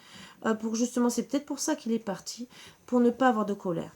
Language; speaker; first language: French; native; French